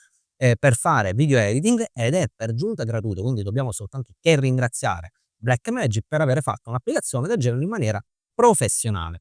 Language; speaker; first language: Italian; native; Italian